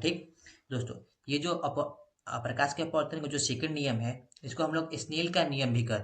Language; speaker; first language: Hindi; native; Hindi